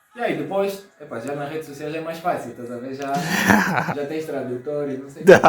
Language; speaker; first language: Portuguese; native; Portuguese